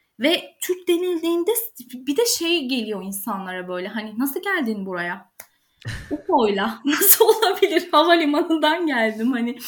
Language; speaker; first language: Turkish; native; Turkish